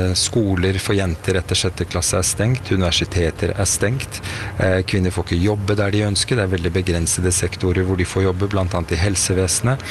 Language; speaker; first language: Norwegian; early bilingual, other home language; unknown